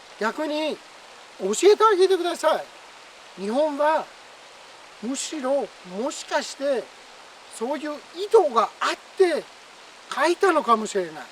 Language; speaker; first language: Japanese; non-native, fluent; Persian